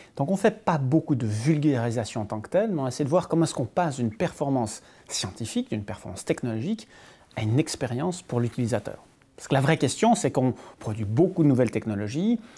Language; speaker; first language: French; native; French